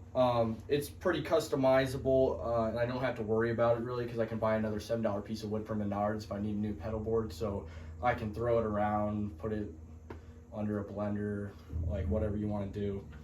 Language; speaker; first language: English; native; English